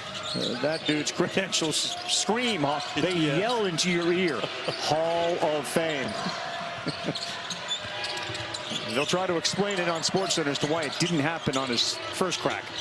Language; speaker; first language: English; native; English